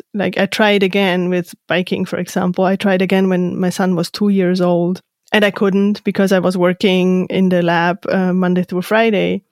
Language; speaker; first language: English; non-native, fluent; German